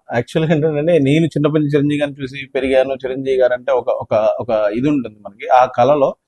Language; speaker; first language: Telugu; native; Telugu